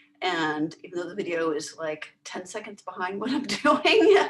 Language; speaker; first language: English; native; English